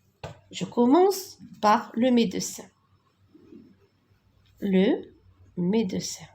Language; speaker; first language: French; non-native, local second language; Arabic